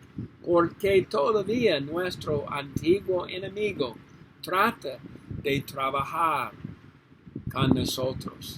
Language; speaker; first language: Spanish; non-native, learner; English